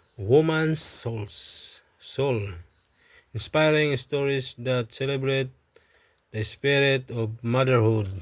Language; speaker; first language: English; non-native, local second language; Filipino